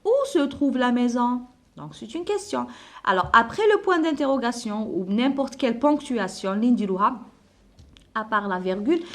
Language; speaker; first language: French; non-native, local second language; Arabic